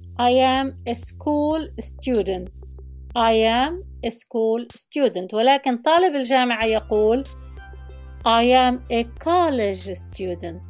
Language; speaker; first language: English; non-native, fluent; Arabic